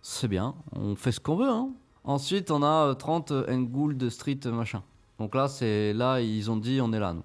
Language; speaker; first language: French; native; French